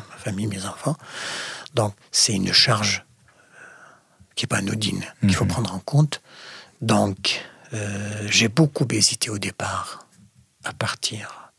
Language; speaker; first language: French; non-native, fluent; Arabic